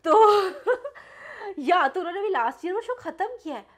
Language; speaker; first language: Hindi; native; Hindi